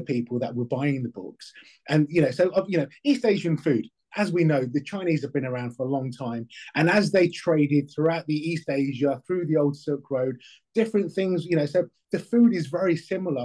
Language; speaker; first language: English; native; English